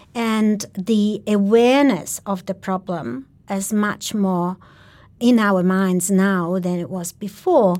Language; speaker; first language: English; non-native, fluent; Polish